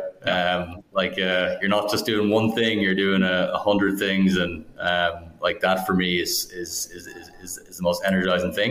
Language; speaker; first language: English; native; English